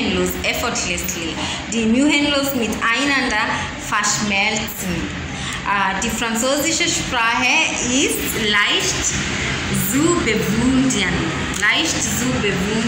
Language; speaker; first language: German; non-native, learner; English